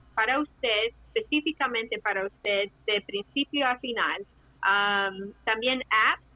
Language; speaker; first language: Spanish; early bilingual, heritage; Spanish